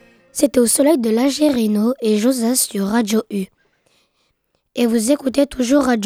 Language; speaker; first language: French; native; French